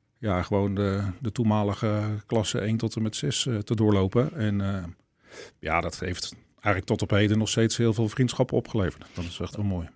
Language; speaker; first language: Dutch; native; Dutch